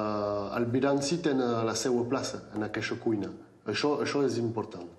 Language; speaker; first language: Catalan; non-native, local second language; French